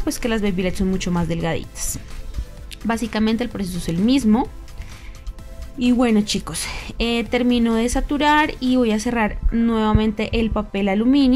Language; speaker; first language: Spanish; native; Spanish